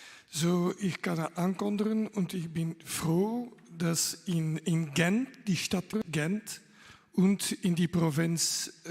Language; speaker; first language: German; non-native, learner; Dutch